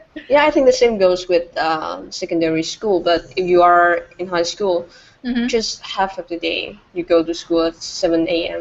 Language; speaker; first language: English; non-native, fluent; Vietnamese